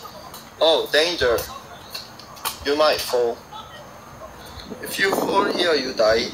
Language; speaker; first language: English; non-native, learner; Korean